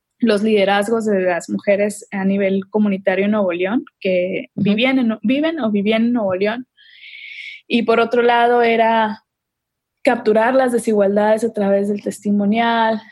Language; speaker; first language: Spanish; native; Spanish